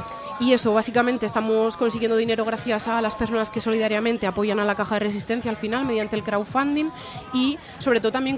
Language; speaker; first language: Spanish; native; Spanish